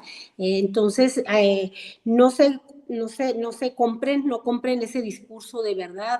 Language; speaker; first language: Spanish; native; Spanish